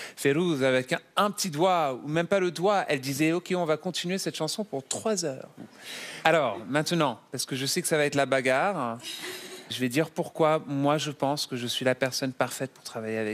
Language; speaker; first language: French; native; French